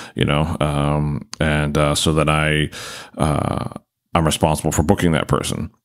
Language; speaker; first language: English; native; English